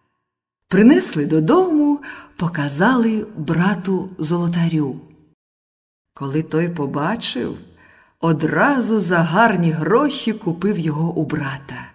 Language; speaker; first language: Ukrainian; native; Ukrainian